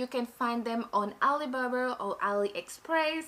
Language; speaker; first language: English; non-native, fluent; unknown